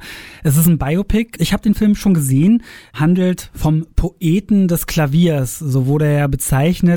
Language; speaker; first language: German; native; German